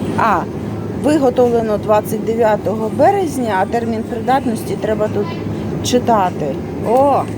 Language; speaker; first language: Ukrainian; native; Ukrainian